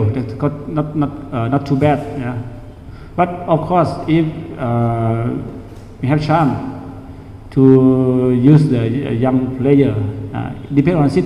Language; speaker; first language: English; non-native, learner; Thai